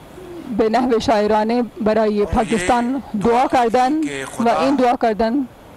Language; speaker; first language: Persian; non-native, learner; Urdu